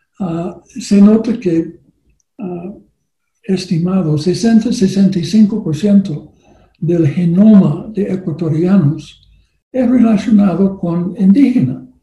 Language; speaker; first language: Spanish; non-native, learner; English